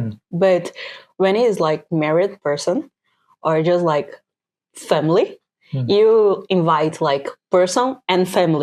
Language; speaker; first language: English; non-native, learner; Korean